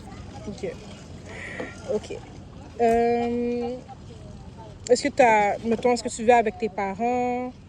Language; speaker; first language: French; native; French